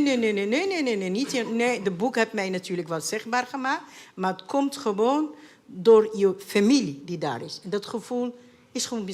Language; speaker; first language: Dutch; non-native, fluent; Arabic